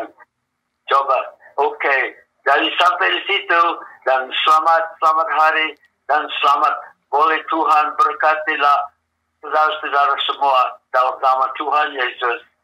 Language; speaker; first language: Indonesian; non-native, fluent; English